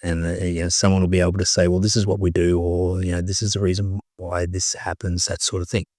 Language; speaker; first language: English; native; English